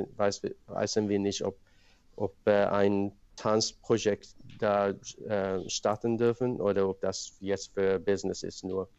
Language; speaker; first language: German; non-native, learner; Swedish